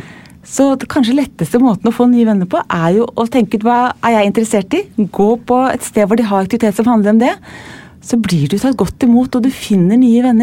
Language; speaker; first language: Norwegian; native; Norwegian